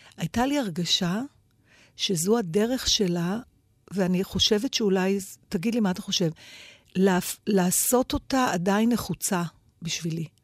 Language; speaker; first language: Hebrew; native; Hebrew